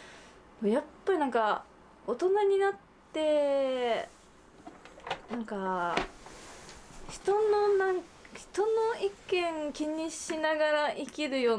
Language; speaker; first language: Japanese; native; Japanese